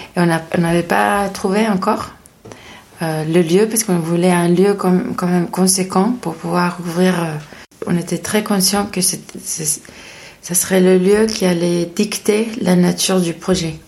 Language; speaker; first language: French; non-native, fluent; Spanish